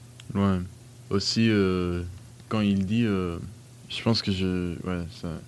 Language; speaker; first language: French; non-native, fluent; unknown